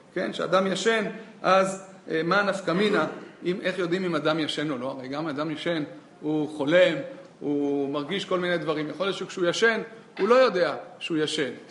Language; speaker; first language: Hebrew; native; Hebrew